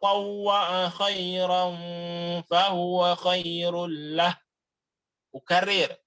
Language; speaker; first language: Arabic; non-native, fluent; Indonesian